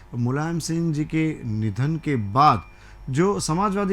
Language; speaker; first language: Hindi; non-native, local second language; Gujarati